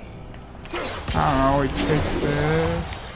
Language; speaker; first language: English; native; English